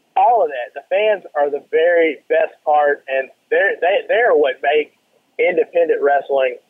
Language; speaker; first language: English; native; English